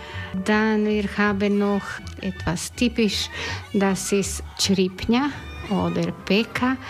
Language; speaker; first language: German; non-native, learner; Croatian